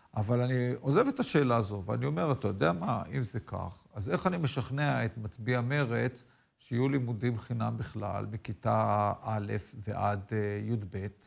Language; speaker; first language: Hebrew; native; Hebrew